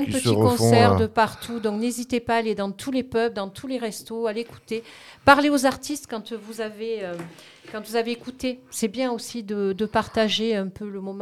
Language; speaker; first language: French; native; French